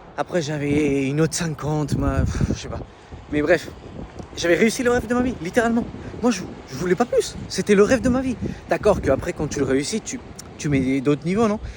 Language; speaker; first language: French; early bilingual, other home language; Spanish